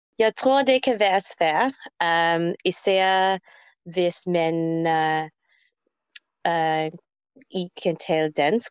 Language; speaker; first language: Danish; non-native, learner; English